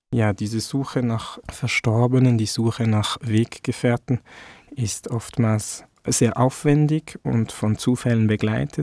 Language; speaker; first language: German; early bilingual, other home language; Vietnamese